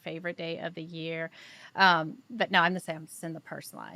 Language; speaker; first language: English; native; English